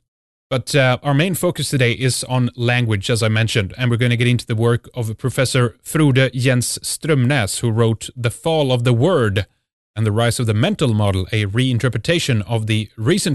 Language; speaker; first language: English; non-native, fluent; Swedish